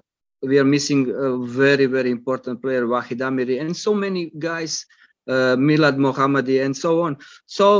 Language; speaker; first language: English; non-native, fluent; Croatian